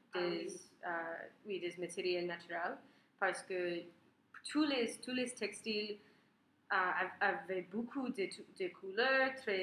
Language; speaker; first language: French; non-native, learner; English